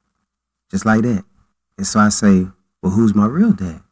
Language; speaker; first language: English; native; English